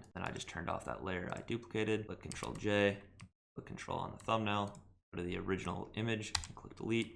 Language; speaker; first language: English; native; English